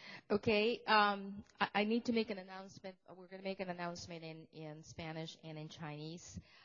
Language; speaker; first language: English; native; English